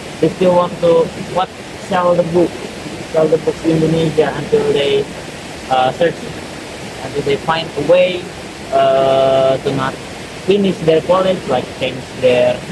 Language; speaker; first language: English; non-native, learner; Indonesian